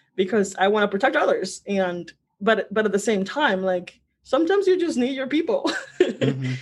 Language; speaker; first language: English; early bilingual, other home language; Spanish